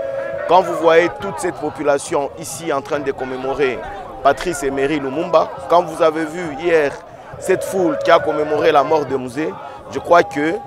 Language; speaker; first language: French; non-native, local second language; Lingala